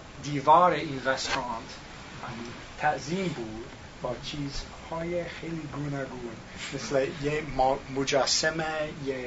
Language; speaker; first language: Persian; non-native, learner; English